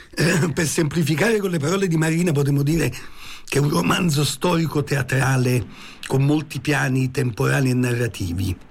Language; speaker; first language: Italian; native; Italian